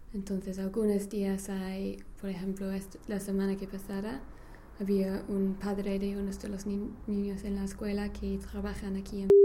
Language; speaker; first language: Spanish; non-native, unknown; English